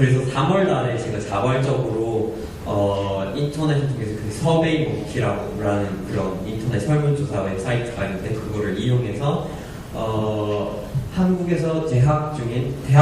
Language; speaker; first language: Korean; non-native, fluent; English